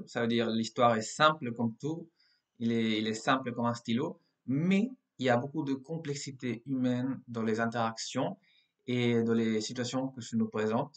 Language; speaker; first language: French; non-native, fluent; Spanish